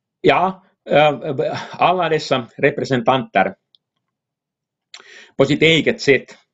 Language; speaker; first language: Swedish; non-native, local second language; Finnish